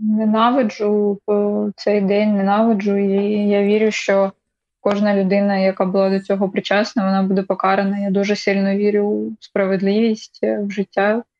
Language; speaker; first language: Ukrainian; non-native, local second language; Russian